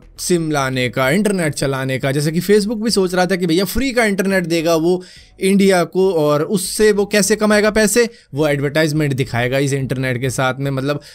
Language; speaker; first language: Hindi; native; Hindi